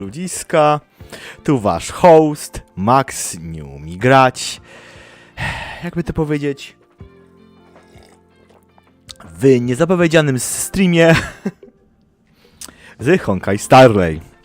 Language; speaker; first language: Polish; native; Polish